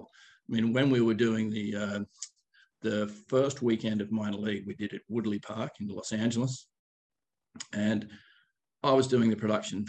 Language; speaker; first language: English; native; English